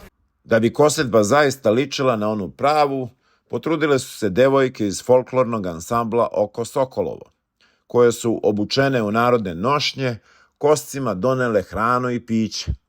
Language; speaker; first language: Bosnian; native; Bosnian